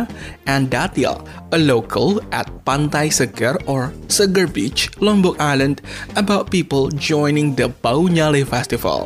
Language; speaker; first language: English; non-native, local second language; Indonesian